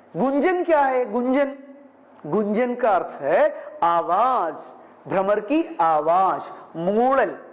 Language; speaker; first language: Hindi; non-native, local second language; Malayalam